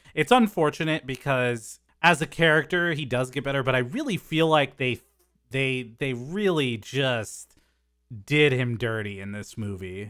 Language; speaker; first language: English; native; English